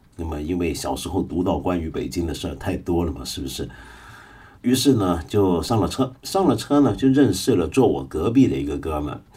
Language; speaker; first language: Chinese; non-native, local second language; Cantonese